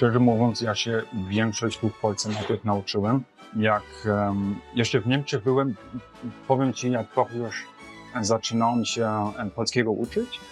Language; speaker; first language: Polish; non-native, learner; German